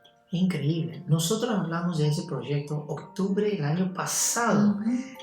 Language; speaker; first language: Spanish; non-native, fluent; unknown